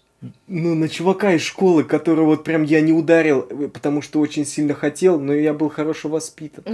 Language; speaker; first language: Russian; native; Russian